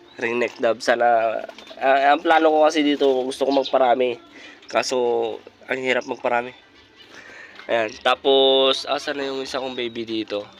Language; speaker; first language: Filipino; native; Filipino